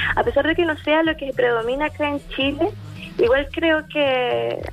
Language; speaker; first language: Spanish; native; Spanish